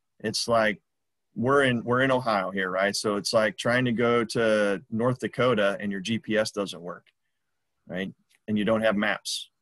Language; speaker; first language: English; native; English